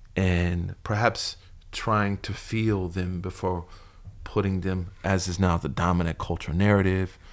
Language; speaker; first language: English; native; English